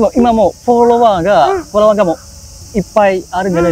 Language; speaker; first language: Japanese; non-native, fluent; Indonesian